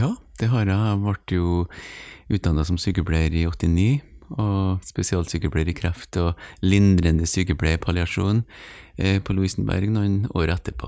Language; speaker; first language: Norwegian; native; Norwegian